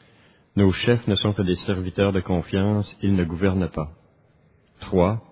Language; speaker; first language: French; native; French